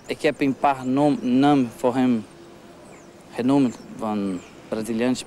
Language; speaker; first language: Dutch; non-native, learner; Portuguese